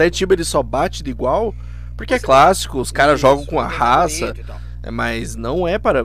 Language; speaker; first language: Portuguese; native; Portuguese